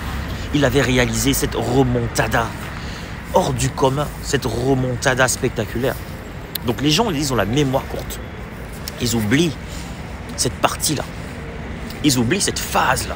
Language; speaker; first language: French; native; French